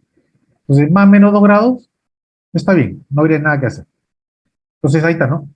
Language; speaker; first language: Spanish; native; Spanish